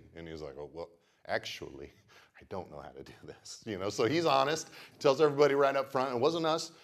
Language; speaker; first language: English; native; English